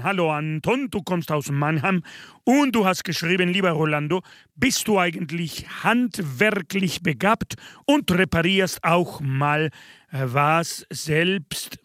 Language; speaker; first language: German; non-native, fluent; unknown